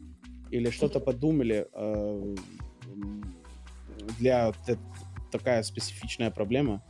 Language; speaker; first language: Russian; non-native, learner; English